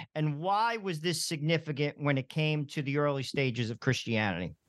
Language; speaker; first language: English; early bilingual, other home language; Italian